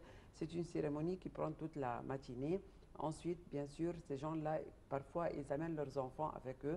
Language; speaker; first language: French; non-native, fluent; Arabic